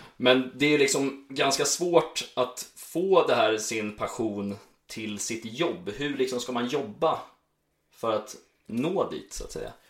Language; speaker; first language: Swedish; native; Swedish